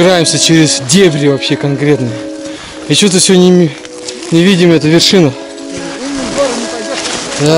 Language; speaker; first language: Russian; native; Russian